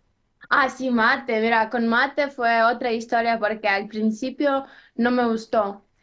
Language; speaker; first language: Spanish; non-native, learner; Ukrainian